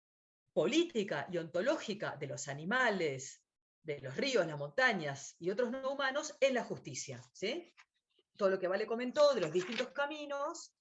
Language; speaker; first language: Spanish; native; Spanish